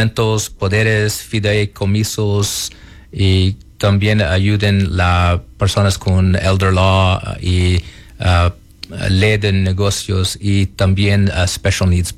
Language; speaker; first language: Spanish; non-native, learner; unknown